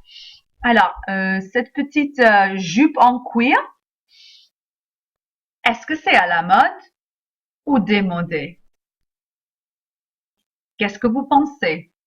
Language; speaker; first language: French; non-native, fluent; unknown